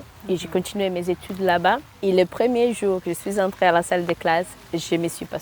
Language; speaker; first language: French; non-native, fluent; Portuguese